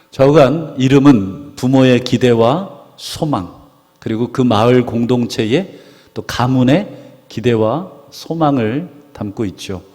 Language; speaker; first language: Korean; native; Korean